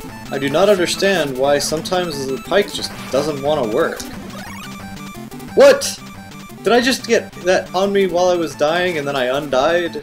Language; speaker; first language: English; native; English